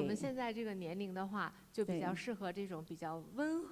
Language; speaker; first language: Chinese; native; Chinese